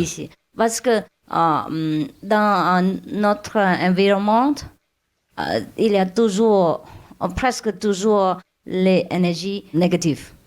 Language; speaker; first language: French; non-native, learner; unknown